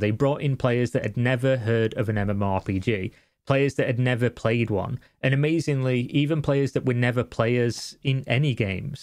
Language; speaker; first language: English; native; English